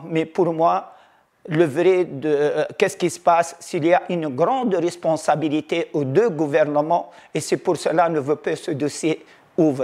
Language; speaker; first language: French; non-native, local second language; Arabic